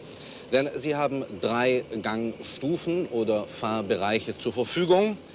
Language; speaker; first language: German; native; German